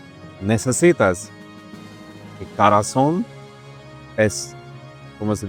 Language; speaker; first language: Spanish; non-native, learner; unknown